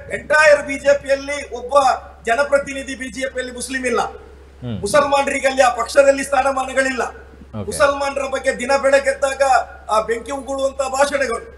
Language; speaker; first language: Kannada; non-native, local second language; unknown